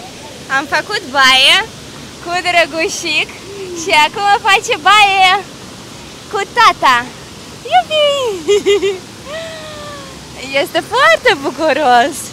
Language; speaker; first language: Romanian; non-native, learner; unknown